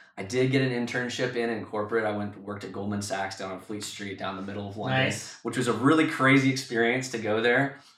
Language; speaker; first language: English; native; English